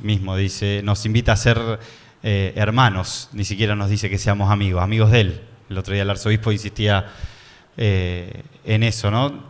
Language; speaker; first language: Spanish; native; Spanish